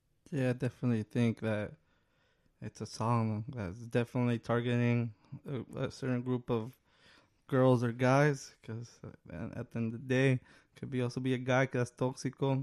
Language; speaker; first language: English; early bilingual, other home language; Spanish